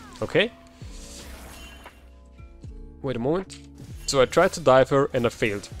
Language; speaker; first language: English; non-native, fluent; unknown